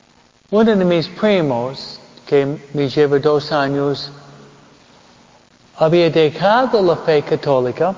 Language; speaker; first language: Spanish; early bilingual, heritage; Spanish